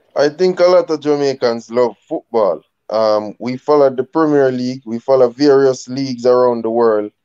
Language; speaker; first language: English; native; English